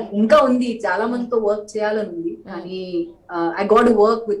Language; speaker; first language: Telugu; non-native, local second language; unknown